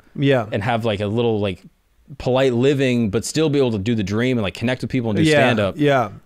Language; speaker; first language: English; native; English